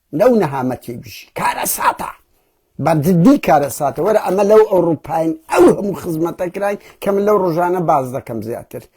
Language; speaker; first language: Central Kurdish; early bilingual, heritage; Central Kurdish